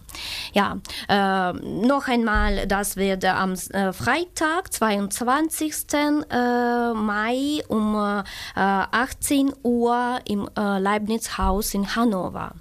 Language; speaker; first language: German; non-native, fluent; Ukrainian